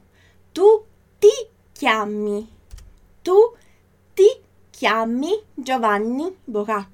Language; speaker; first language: Italian; non-native, fluent; Portuguese